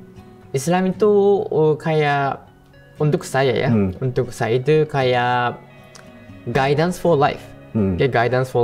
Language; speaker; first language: Indonesian; non-native, fluent; Japanese